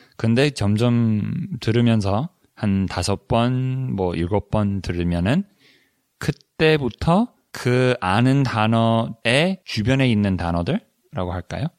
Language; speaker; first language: Korean; non-native, fluent; English